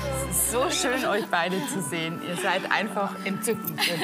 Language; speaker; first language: German; native; German